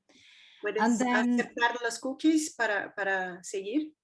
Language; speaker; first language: Spanish; non-native, fluent; Portuguese